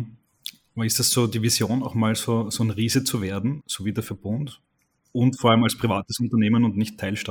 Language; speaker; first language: German; native; German